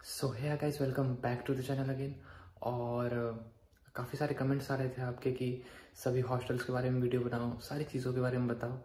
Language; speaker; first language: Hindi; native; Hindi